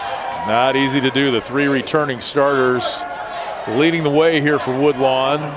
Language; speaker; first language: English; native; English